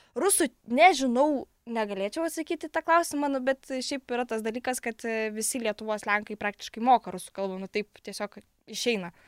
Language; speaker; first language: Lithuanian; non-native, local second language; Polish